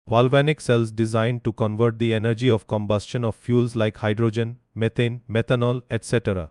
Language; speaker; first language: English; non-native, local second language; Malayalam